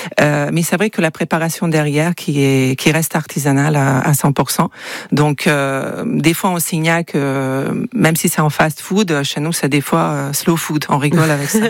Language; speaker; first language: French; non-native, fluent; Hungarian